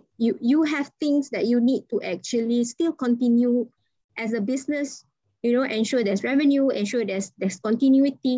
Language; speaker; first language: English; non-native, local second language; Malay